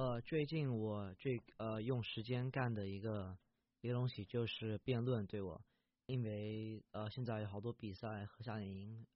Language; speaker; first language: Chinese; early bilingual, heritage; Chinese